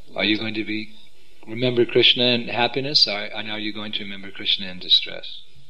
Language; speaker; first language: English; native; English